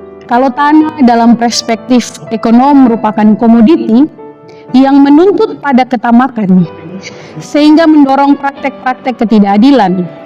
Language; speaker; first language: Indonesian; native; Indonesian